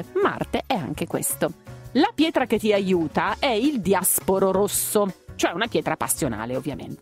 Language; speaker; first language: Italian; native; Italian